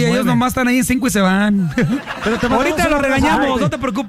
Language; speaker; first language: Spanish; native; Spanish